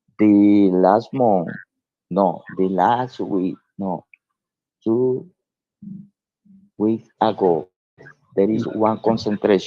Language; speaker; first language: English; non-native, learner; Spanish